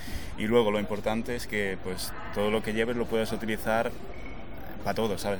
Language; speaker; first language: Spanish; native; Spanish